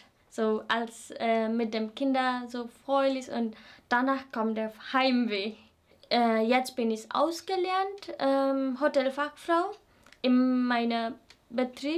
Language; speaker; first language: German; non-native, fluent; Nepali